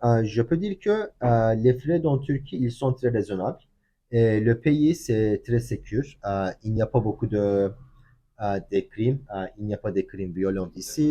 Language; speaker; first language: French; non-native, learner; Turkish